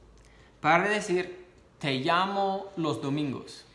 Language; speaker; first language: Spanish; non-native, fluent; English